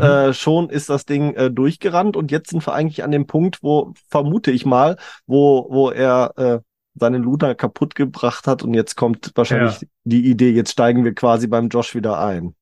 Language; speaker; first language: German; native; German